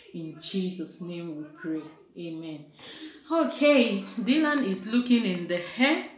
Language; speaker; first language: English; non-native, local second language; Igbo